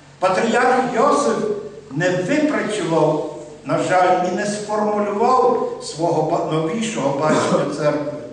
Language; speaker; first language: Ukrainian; native; Ukrainian